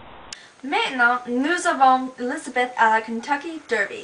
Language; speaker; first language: French; non-native, learner; English